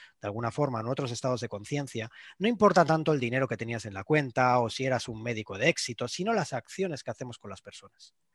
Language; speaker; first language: Spanish; non-native, local second language; Catalan